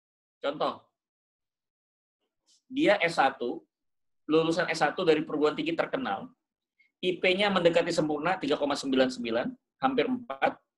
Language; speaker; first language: Indonesian; native; Indonesian